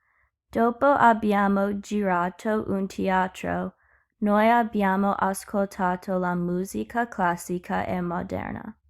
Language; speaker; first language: Italian; non-native, learner; English